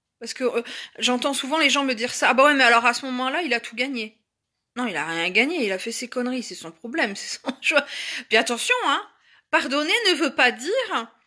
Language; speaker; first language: French; native; French